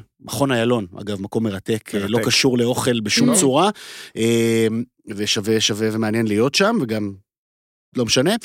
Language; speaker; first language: Hebrew; native; Hebrew